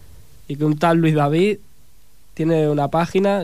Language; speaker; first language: Spanish; native; Spanish